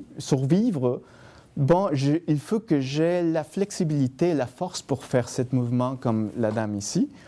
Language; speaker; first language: French; non-native, fluent; Spanish